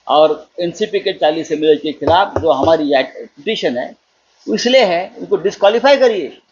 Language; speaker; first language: Hindi; non-native, local second language; Marathi